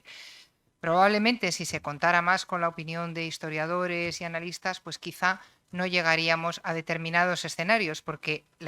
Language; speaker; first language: Spanish; native; Spanish